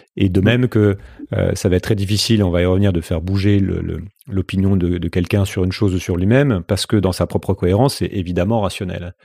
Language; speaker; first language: French; native; French